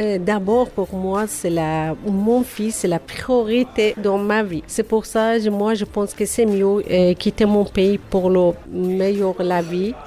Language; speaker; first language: French; non-native, learner; Persian